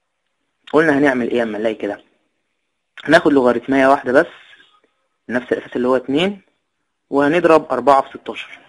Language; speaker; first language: Arabic; native; Arabic